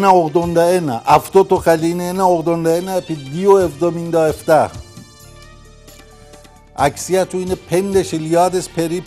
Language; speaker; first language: Greek; non-native, learner; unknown